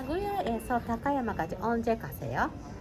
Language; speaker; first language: Korean; non-native, learner; Japanese